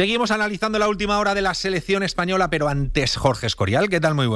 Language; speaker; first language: Spanish; native; Spanish